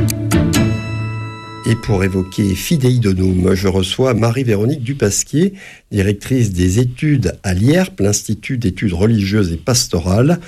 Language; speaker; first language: French; native; French